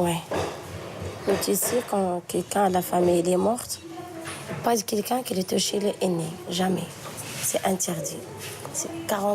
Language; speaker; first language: French; non-native, learner; Arabic